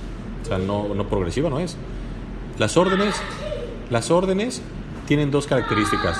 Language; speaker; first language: Spanish; native; Spanish